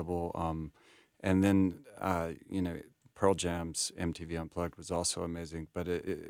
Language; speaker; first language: English; native; English